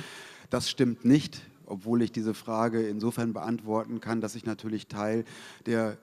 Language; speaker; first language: German; native; German